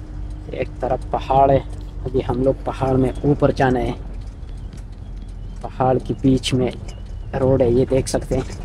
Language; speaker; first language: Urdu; non-native, local second language; Pashto